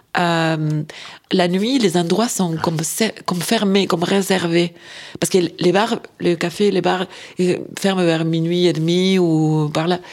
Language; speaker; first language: French; non-native, fluent; Spanish